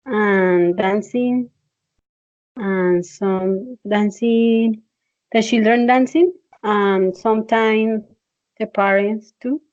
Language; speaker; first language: English; non-native, learner; Spanish